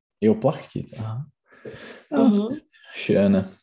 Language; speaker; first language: German; non-native, learner; Czech